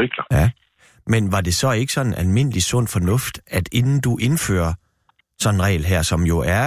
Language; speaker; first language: Danish; native; Danish